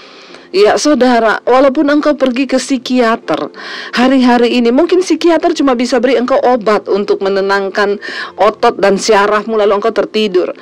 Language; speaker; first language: Indonesian; native; Indonesian